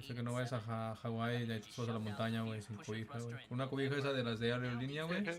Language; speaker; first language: Spanish; early bilingual, heritage; Spanish